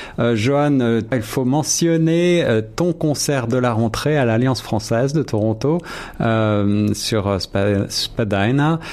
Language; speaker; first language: French; native; French